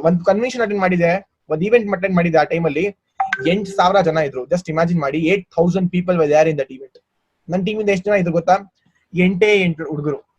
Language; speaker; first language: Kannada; non-native, local second language; Hindi